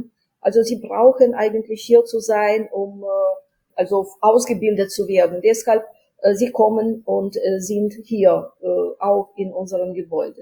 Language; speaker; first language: German; non-native, fluent; Ukrainian